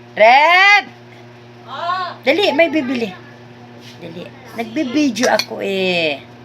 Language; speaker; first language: Filipino; native; Filipino